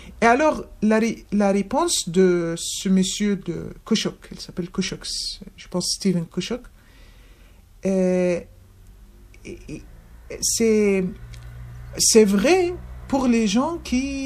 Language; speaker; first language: French; non-native, fluent; Arabic